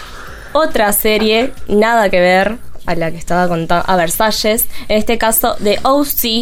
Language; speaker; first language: Spanish; native; Spanish